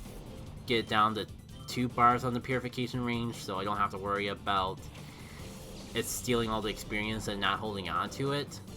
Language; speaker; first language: English; native; English